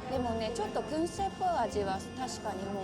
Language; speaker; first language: Japanese; native; Japanese